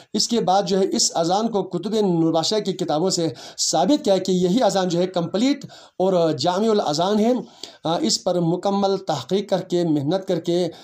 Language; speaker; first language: Urdu; non-native, local second language; Balti